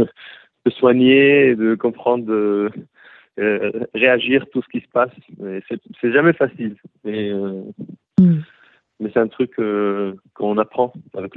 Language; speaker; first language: French; early bilingual, heritage; Hebrew